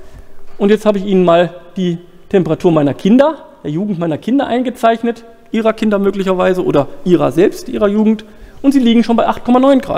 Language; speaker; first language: German; native; German